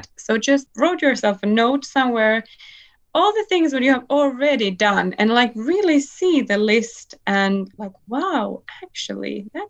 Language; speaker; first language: English; non-native, fluent; Finnish